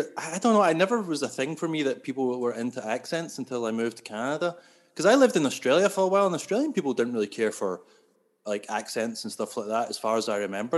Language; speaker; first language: English; native; English